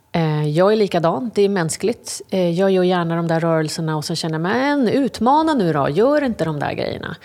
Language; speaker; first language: Swedish; early bilingual, other home language; English